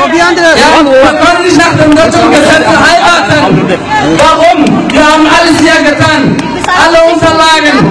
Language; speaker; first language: German; non-native, learner; Somali